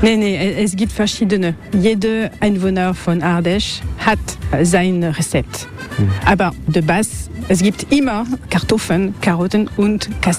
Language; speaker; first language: German; non-native, learner; French